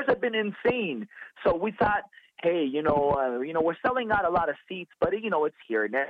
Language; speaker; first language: English; native; English